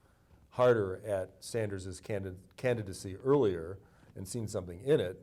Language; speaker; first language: English; native; English